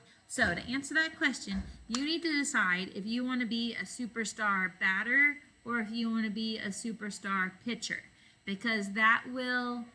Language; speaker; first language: English; native; English